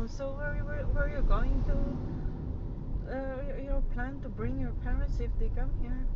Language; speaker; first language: English; non-native, local second language; Iloko